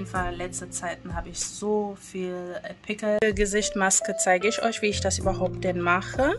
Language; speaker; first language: German; non-native, fluent; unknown